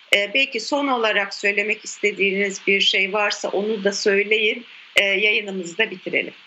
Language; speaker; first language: Turkish; native; Turkish